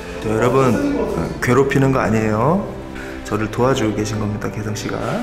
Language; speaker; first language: Korean; native; Korean